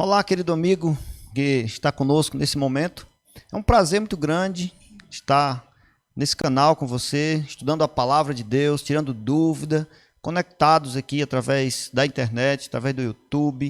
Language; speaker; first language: Portuguese; native; Portuguese